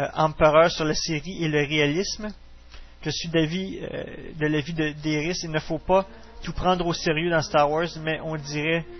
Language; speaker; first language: French; native; French